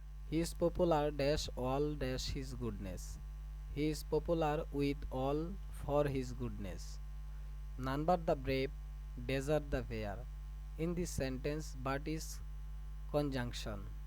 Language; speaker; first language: English; non-native, local second language; Bangla